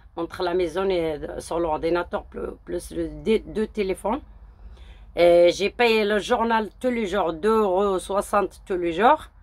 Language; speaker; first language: French; early bilingual, other home language; Arabic